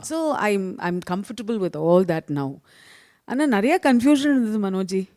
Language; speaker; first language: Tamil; early bilingual, heritage; Tamil